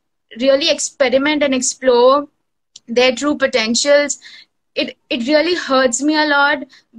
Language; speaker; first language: English; non-native, local second language; Bangla